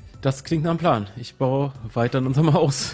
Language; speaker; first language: German; native; German